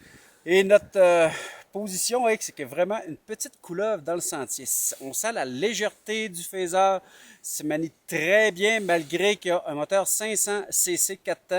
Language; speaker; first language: French; native; French